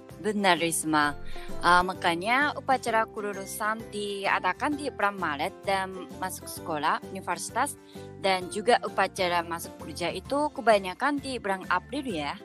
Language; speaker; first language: Indonesian; non-native, fluent; Japanese